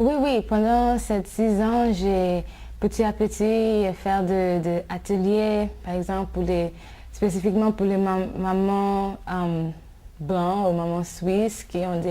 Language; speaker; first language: French; non-native, fluent; English